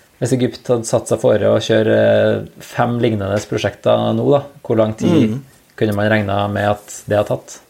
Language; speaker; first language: Norwegian; native; Norwegian